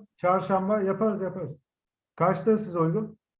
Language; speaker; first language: Turkish; native; Turkish